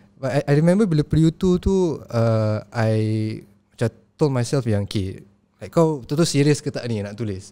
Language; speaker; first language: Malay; native; Malay